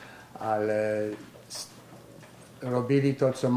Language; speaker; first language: Polish; early bilingual, heritage; Polish